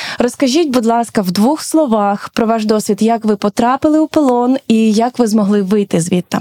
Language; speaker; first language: Ukrainian; native; Ukrainian